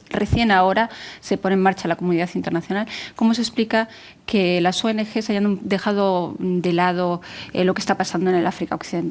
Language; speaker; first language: Spanish; native; Spanish